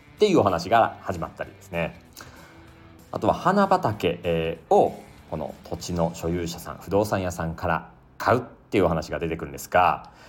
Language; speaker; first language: Japanese; native; Japanese